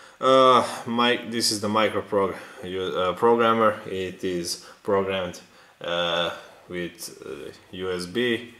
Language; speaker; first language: English; non-native, fluent; Serbian